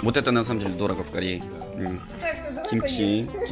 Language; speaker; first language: Russian; non-native, fluent; Korean